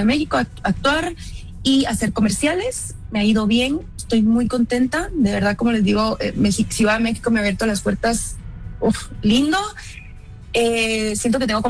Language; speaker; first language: Spanish; native; Spanish